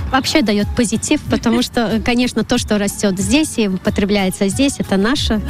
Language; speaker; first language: Russian; non-native, local second language; Latvian